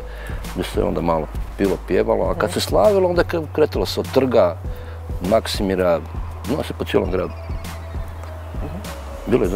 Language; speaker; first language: Croatian; native; Croatian